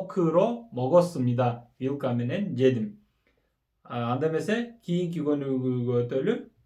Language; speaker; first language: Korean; non-native, fluent; Kyrgyz